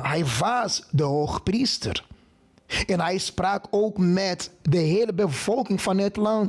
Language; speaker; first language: Dutch; non-native, fluent; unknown